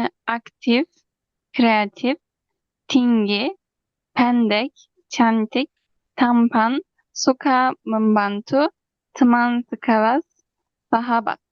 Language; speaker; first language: Indonesian; non-native, learner; Turkish